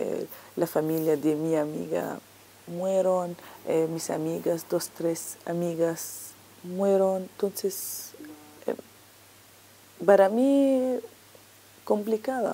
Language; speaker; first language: Spanish; non-native, learner; Arabic